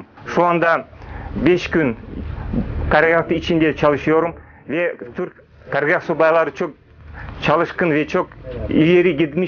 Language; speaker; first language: Turkish; non-native, learner; Kazakh